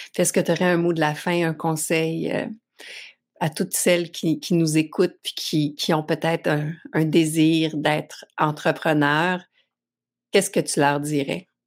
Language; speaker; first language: French; native; French